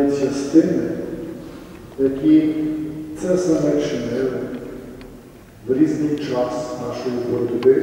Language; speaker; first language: Ukrainian; native; Ukrainian